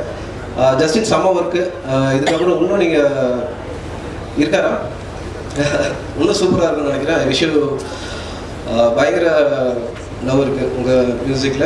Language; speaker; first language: Tamil; native; Tamil